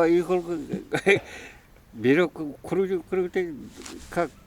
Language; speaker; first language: Russian; non-native, local second language; Kara-Kalpak